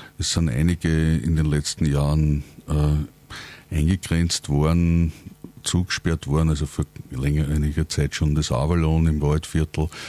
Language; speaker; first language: German; native; German